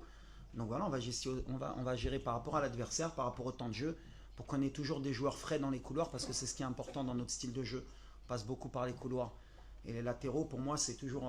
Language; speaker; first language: French; native; French